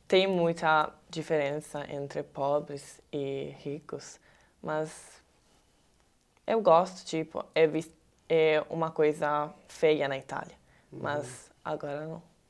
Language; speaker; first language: Portuguese; non-native, learner; Italian